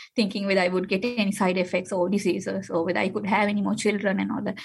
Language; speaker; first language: English; non-native, local second language; Tamil